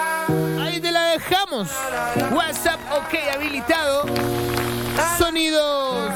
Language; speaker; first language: Spanish; native; Spanish